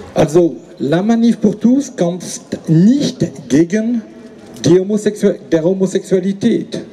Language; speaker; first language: German; non-native, fluent; French